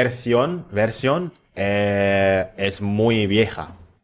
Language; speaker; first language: Spanish; non-native, fluent; Indonesian